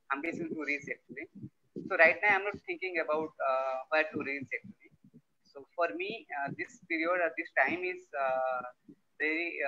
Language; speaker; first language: English; non-native, local second language; Odia